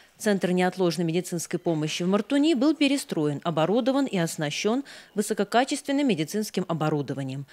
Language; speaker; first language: Russian; non-native, local second language; Armenian